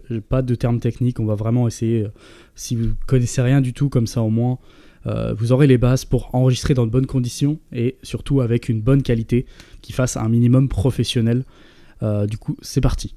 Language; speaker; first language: French; native; French